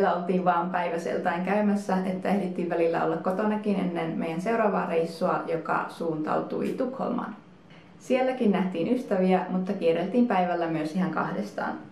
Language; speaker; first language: Finnish; native; Finnish